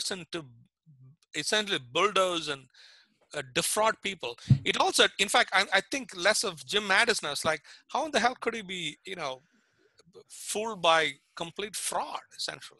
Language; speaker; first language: English; non-native, local second language; Tamil